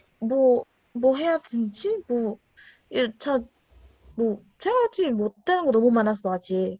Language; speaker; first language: Korean; non-native, learner; Spanish